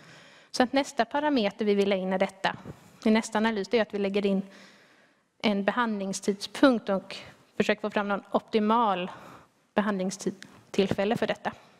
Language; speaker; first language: Swedish; native; Swedish